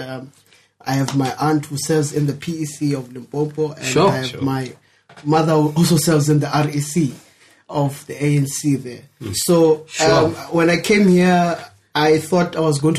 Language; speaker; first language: English; non-native, local second language; Northern Sotho